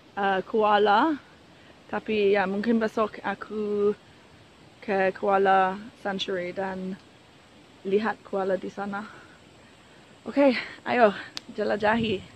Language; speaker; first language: Indonesian; non-native, learner; English